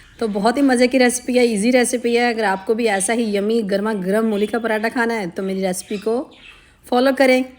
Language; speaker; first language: Urdu; non-native, local second language; Punjabi